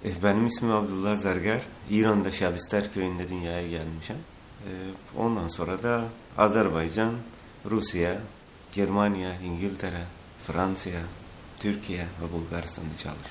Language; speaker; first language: Turkish; non-native, learner; Azerbaijani